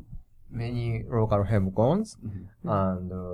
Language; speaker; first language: English; non-native, learner; Japanese